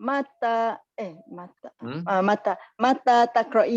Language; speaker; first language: Arabic; non-native, learner; Malay